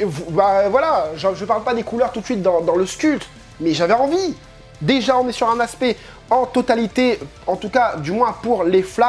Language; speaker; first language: French; native; French